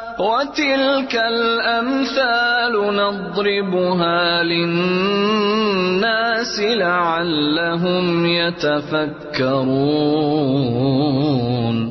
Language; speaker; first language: Arabic; non-native, learner; Indonesian